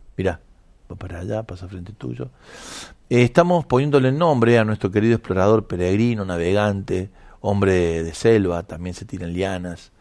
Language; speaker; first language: Spanish; native; Spanish